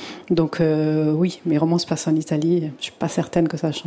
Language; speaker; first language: French; early bilingual, other home language; Italian